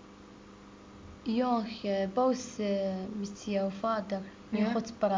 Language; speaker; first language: Dutch; non-native, learner; Arabic